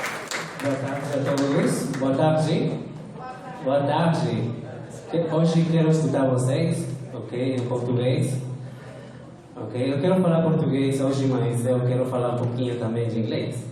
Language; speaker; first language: Portuguese; non-native, fluent; Spanish